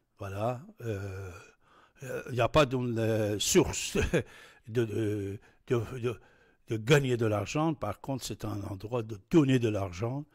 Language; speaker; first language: French; non-native, fluent; Persian